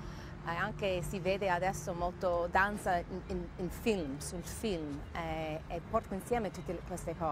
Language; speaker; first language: Italian; non-native, fluent; English